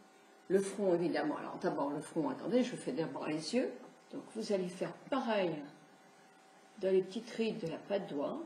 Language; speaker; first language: French; native; French